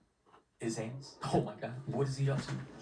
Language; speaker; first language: English; native; English